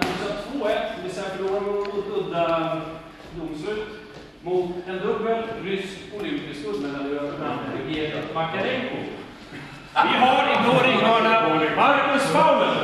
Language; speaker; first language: Swedish; native; Swedish